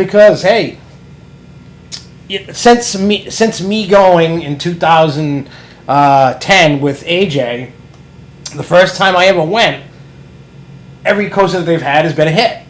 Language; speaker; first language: English; native; English